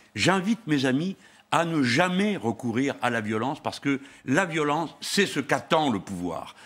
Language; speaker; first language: French; native; French